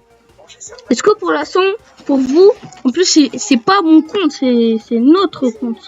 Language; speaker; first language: French; native; French